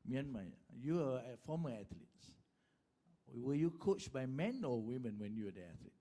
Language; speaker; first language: English; non-native, local second language; Malay